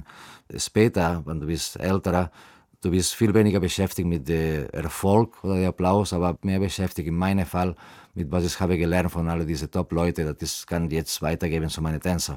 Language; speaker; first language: German; non-native, fluent; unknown